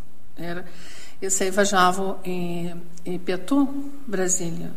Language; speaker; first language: Lithuanian; early bilingual, heritage; Lithuanian